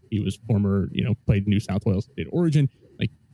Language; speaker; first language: English; native; English